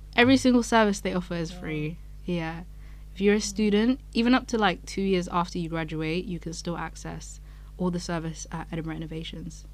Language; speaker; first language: English; non-native, local second language; Yoruba